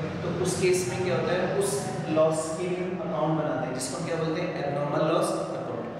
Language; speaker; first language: Hindi; native; Hindi